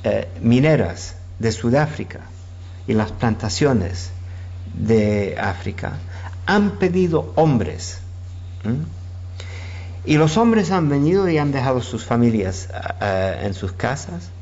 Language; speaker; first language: Spanish; non-native, fluent; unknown